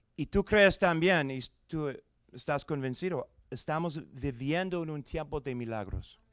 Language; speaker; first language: Spanish; non-native, fluent; English